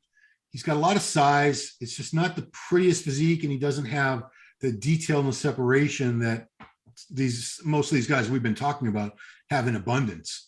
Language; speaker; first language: English; native; English